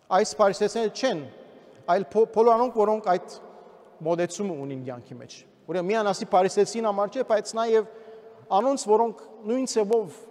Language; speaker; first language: Armenian; early bilingual, heritage; Armenian